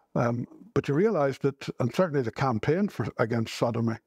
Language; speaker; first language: English; native; English